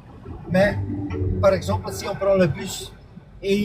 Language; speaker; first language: French; non-native, fluent; Dutch